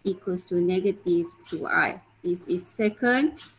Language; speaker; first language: English; non-native, local second language; Malay